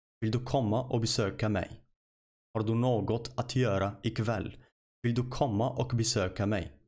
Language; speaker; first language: Swedish; non-native, fluent; Arabic